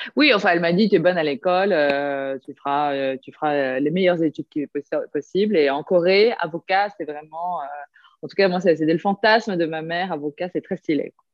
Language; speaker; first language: French; early bilingual, other home language; Korean